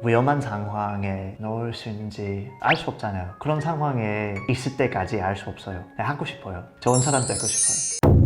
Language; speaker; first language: Korean; non-native, fluent; English